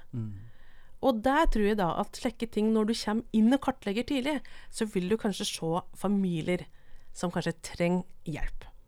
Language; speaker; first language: Norwegian; non-native, local second language; Vietnamese